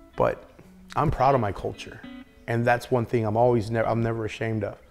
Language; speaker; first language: English; native; English